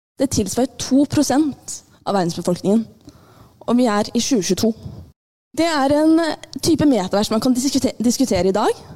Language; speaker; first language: Norwegian; early bilingual, other home language; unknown